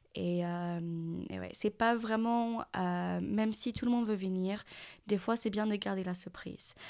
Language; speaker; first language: French; non-native, fluent; English